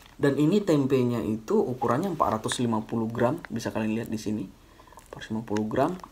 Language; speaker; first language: Indonesian; native; Indonesian